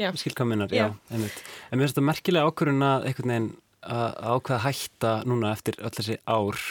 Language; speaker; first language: Icelandic; native; Icelandic